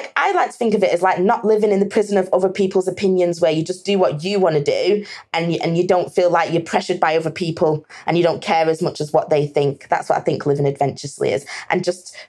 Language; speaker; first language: English; native; English